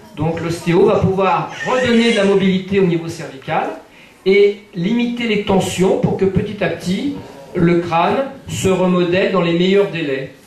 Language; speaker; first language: French; native; French